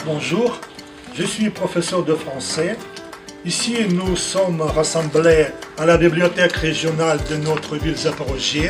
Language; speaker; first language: French; non-native, fluent; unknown